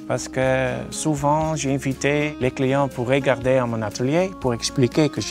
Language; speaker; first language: French; non-native, learner; Dutch